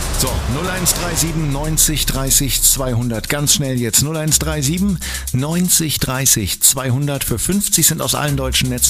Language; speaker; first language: German; native; German